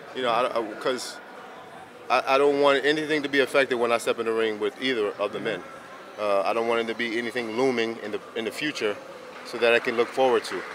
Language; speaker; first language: English; native; English